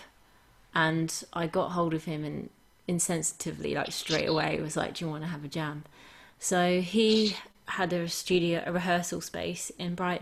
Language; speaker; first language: English; native; English